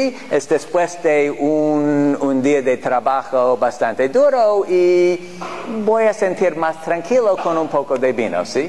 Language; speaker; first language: Spanish; non-native, fluent; English